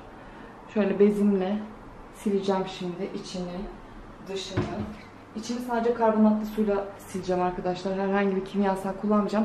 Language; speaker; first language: Turkish; native; Turkish